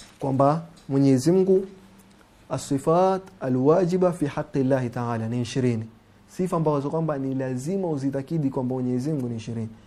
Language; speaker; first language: Swahili; native; Swahili